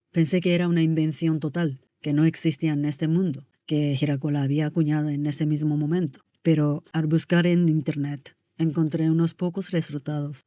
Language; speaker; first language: Spanish; non-native, fluent; Japanese